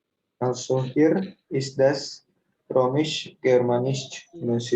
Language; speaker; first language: German; non-native, learner; Indonesian